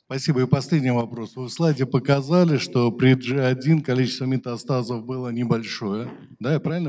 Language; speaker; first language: Russian; native; Russian